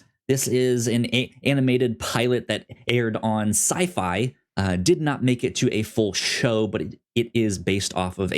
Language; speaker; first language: English; native; English